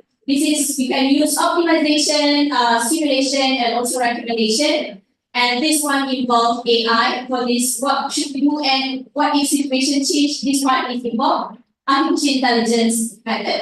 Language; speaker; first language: English; non-native, fluent; Malay